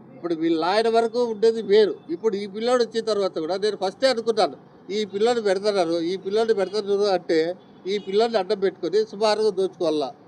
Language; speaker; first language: Telugu; native; Telugu